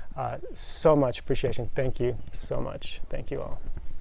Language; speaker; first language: English; native; English